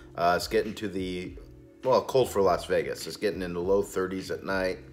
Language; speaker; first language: English; native; English